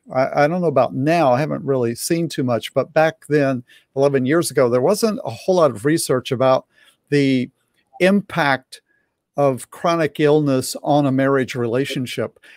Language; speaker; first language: English; native; English